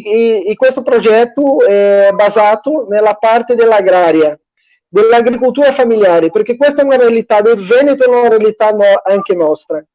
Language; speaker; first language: Italian; non-native, fluent; Portuguese